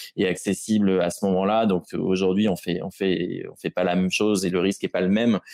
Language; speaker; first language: French; native; French